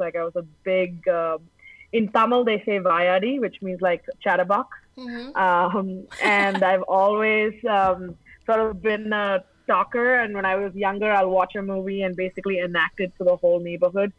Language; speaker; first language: English; non-native, local second language; Tamil